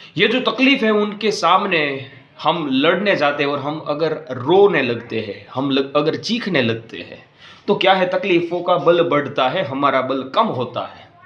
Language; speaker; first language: Hindi; non-native, local second language; Gujarati